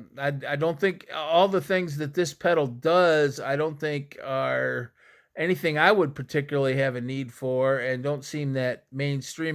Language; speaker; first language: English; native; English